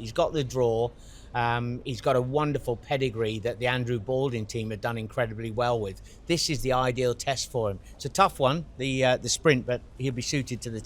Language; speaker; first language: English; native; English